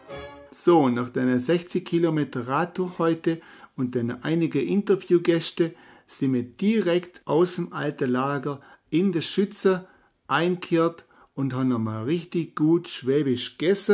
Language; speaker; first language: German; native; German